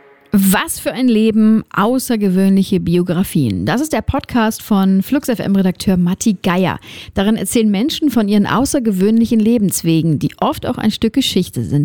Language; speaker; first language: German; native; German